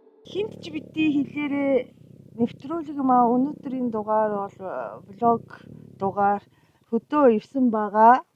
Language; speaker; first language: Mongolian; native; Mongolian